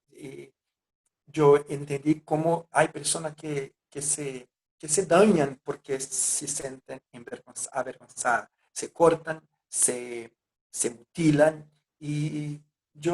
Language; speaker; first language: Spanish; non-native, fluent; Portuguese